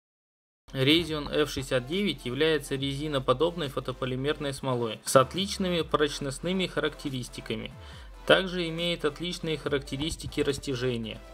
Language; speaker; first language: Russian; native; Russian